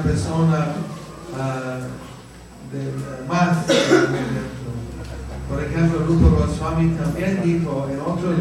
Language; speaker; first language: Spanish; non-native, fluent; English